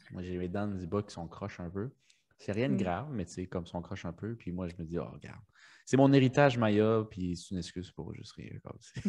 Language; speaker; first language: French; early bilingual, other home language; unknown